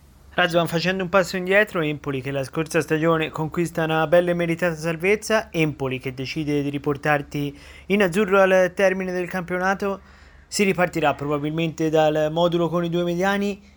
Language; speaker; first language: Italian; native; Italian